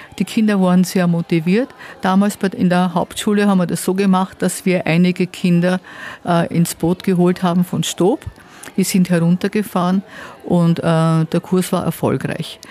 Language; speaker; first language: German; native; German